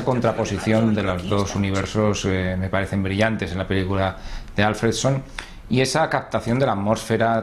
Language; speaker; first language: Spanish; native; Spanish